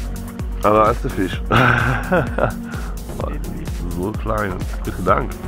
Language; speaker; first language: German; non-native, learner; French